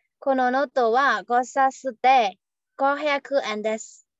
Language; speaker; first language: Japanese; non-native, learner; Burmese